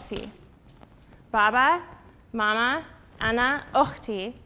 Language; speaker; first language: Arabic; non-native, learner; English